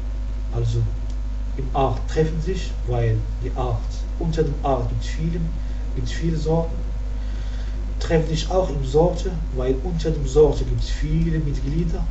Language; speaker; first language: German; non-native, learner; Arabic